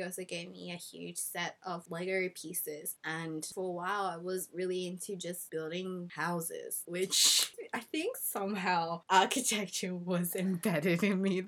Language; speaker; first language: English; non-native, local second language; Cantonese